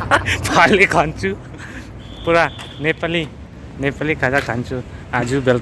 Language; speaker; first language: Nepali; non-native, learner; Karbi